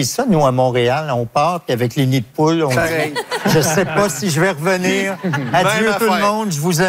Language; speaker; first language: French; native; French